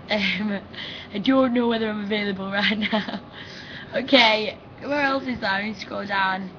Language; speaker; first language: English; native; English